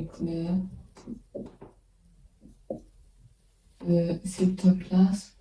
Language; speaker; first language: French; non-native, learner; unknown